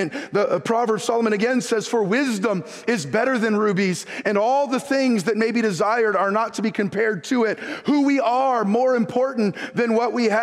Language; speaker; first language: English; native; English